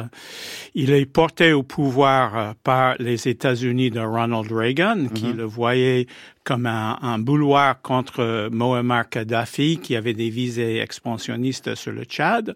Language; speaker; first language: French; non-native, fluent; English